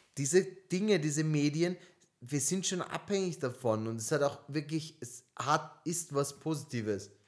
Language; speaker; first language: German; early bilingual, other home language; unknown